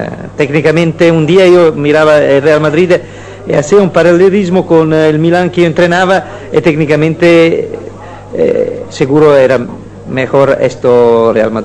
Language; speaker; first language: Spanish; non-native, fluent; Italian